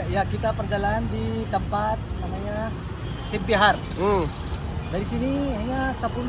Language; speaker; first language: Indonesian; non-native, learner; Hindi